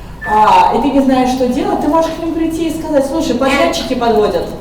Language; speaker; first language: Russian; native; Russian